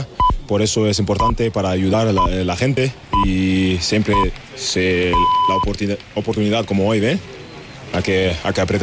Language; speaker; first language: Spanish; non-native, learner; German